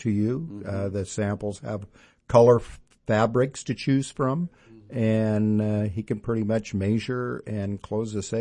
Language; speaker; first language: English; native; English